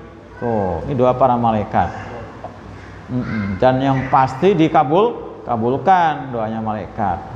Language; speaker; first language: Indonesian; native; Indonesian